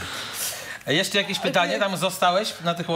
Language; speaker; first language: Polish; native; Polish